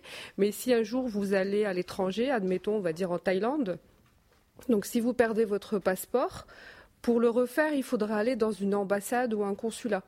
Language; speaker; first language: French; non-native, local second language; Arabic